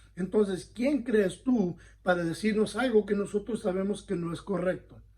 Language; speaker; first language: Spanish; early bilingual, heritage; Spanish